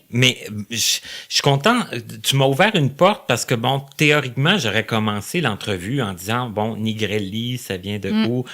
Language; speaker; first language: French; native; French